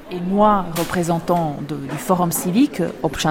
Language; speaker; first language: French; non-native, fluent; Czech